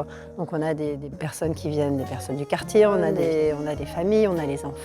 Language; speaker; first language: French; native; French